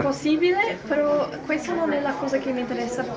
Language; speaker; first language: Italian; non-native, learner; English